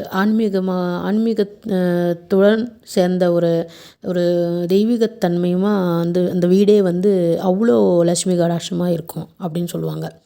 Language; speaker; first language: Tamil; non-native, local second language; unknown